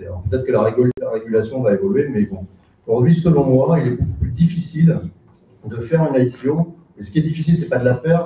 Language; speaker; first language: French; native; French